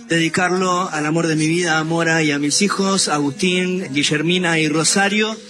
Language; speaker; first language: Spanish; native; Spanish